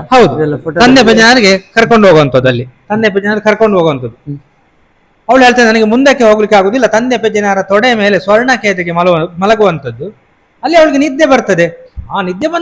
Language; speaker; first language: Kannada; non-native, local second language; Tulu